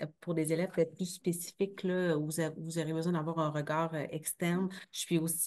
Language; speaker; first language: French; native; French